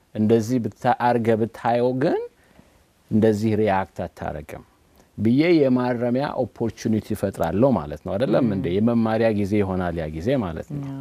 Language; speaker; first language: Amharic; native; Amharic